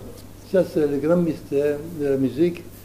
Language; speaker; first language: French; non-native, learner; Italian